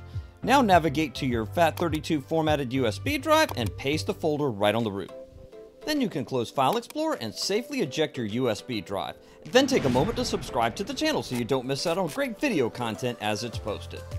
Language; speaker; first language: English; native; English